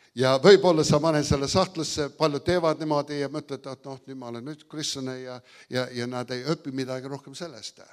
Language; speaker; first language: Estonian; early bilingual, heritage; Estonian